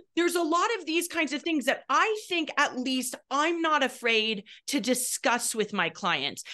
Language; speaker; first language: English; native; English